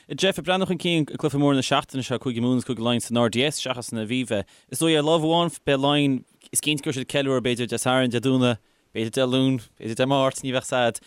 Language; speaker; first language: Irish; non-native, local second language; English